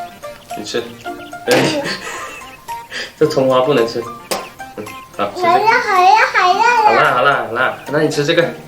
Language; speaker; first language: Chinese; native; Chinese